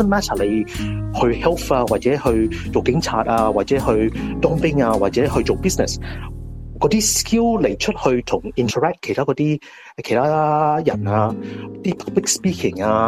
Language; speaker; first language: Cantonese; early bilingual, heritage; Cantonese